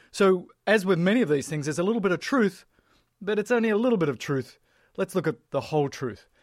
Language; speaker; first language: English; native; English